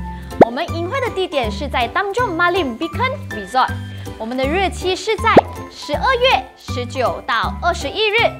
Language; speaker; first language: Chinese; native; Chinese